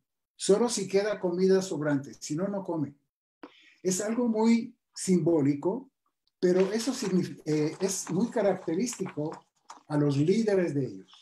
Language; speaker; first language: Spanish; non-native, fluent; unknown